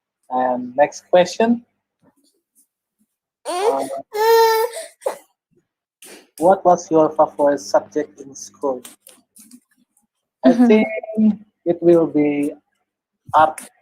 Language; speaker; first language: English; non-native, learner; Indonesian